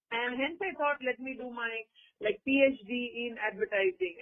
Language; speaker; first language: English; non-native, local second language; Gujarati